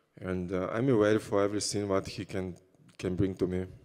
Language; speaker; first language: English; non-native, learner; Portuguese